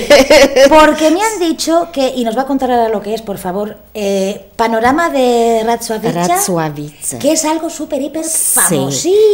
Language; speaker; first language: Spanish; native; Spanish